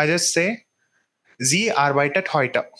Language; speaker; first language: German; non-native, fluent; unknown